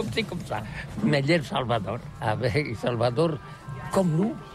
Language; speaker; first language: French; non-native, learner; Catalan